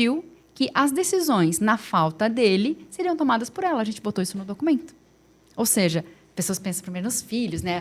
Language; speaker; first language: Portuguese; native; Portuguese